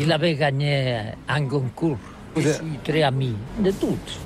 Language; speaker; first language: French; non-native, learner; Catalan